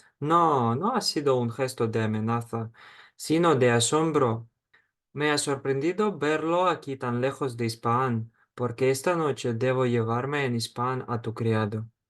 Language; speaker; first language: Spanish; non-native, fluent; Ukrainian